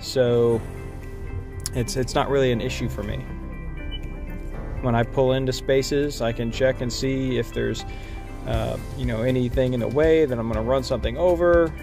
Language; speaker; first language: English; native; English